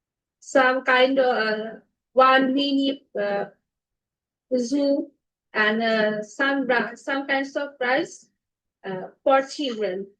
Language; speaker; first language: English; non-native, learner; Bangla